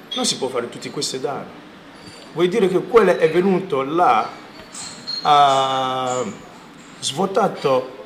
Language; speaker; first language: Italian; non-native, learner; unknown